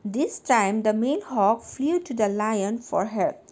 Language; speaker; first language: English; non-native, local second language; Assamese